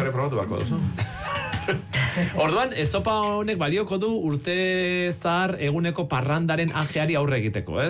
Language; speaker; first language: Basque; native; Basque